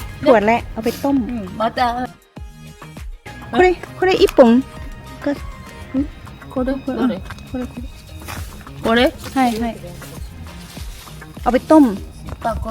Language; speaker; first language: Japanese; non-native, learner; Thai